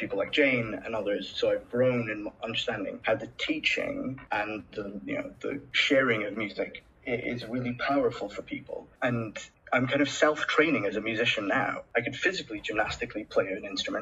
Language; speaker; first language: English; native; English